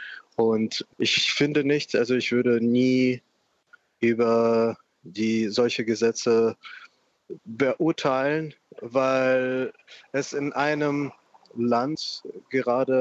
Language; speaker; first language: German; non-native, fluent; Russian